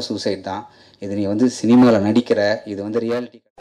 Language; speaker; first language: Tamil; native; Tamil